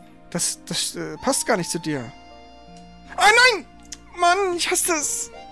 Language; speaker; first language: German; native; German